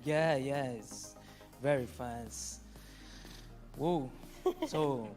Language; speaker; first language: English; non-native, learner; Portuguese